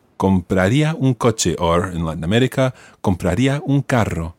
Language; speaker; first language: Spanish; non-native, fluent; English